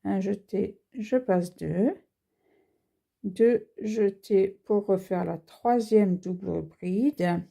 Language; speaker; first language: French; native; French